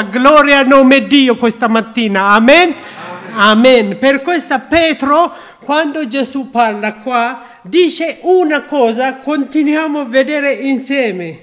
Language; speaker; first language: Italian; non-native, learner; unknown